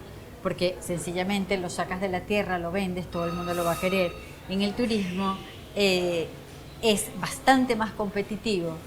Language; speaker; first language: Spanish; native; Spanish